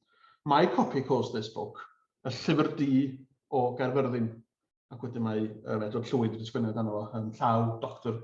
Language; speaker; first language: Welsh; native; Welsh